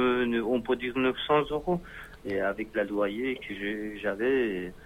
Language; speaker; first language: French; non-native, learner; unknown